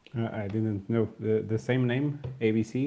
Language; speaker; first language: English; non-native, learner; Portuguese